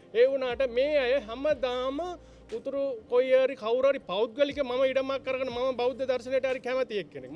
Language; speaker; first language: Sinhala; non-native, local second language; Tamil